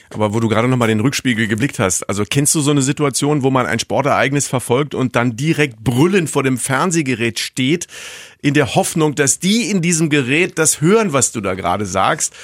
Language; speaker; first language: German; native; German